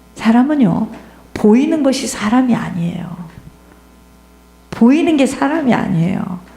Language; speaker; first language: Korean; native; Korean